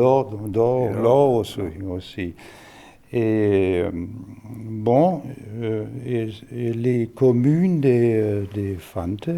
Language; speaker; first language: French; non-native, fluent; German